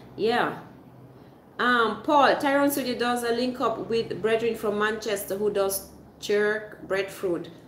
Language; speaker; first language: English; non-native, fluent; Swiss German